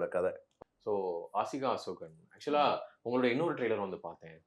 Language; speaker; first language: Tamil; native; Tamil